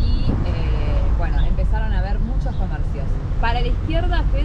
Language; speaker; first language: Spanish; native; Spanish